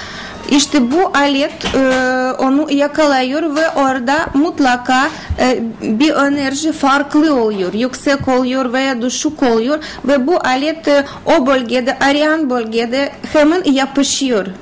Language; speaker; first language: Turkish; non-native, learner; Russian